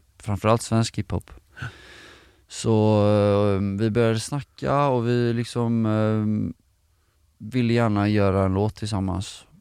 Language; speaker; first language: Swedish; native; Swedish